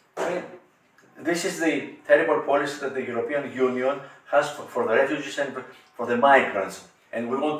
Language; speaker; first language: English; non-native, learner; Greek